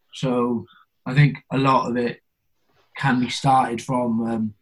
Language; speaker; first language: English; native; English